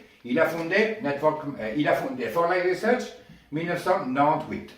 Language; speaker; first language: French; non-native, learner; Spanish